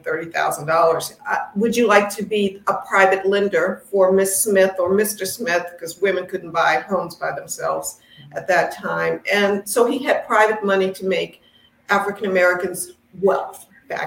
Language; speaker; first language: English; native; English